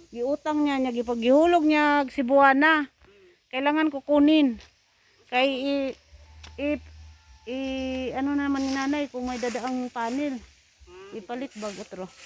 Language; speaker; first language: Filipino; non-native, local second language; Cebuano